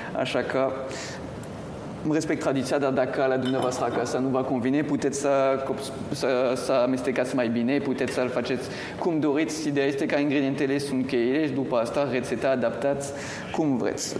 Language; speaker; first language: Romanian; non-native, fluent; French